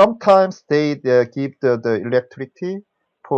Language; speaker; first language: English; non-native, learner; Korean